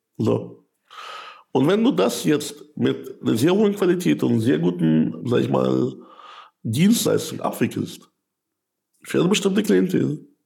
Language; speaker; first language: German; early bilingual, other home language; Russian